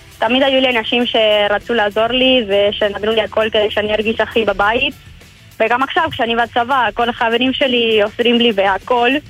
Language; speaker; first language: Hebrew; non-native, learner; Spanish